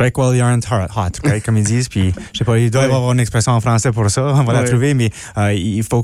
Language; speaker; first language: French; non-native, local second language; English